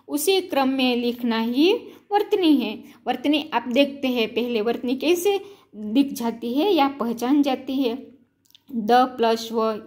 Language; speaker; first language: Hindi; non-native, local second language; Gujarati